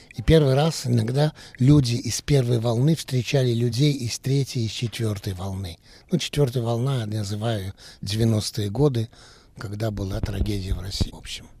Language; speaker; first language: Russian; early bilingual, heritage; Russian